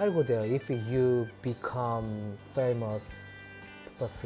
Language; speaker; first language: English; non-native, learner; Korean